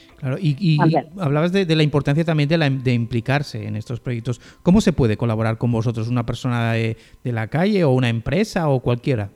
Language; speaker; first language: Spanish; native; Spanish